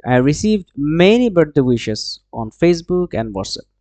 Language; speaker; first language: English; non-native, local second language; Bangla